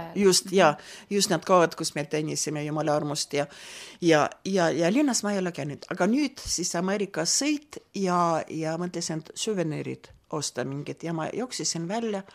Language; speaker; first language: Estonian; non-native, local second language; Russian